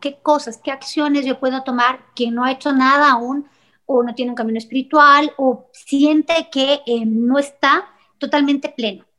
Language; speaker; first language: Spanish; native; Spanish